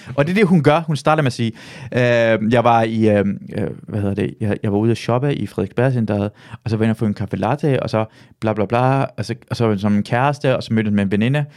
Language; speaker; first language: Danish; early bilingual, other home language; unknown